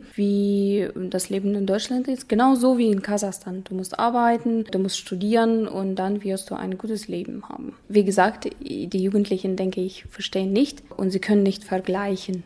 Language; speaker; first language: German; non-native, fluent; Russian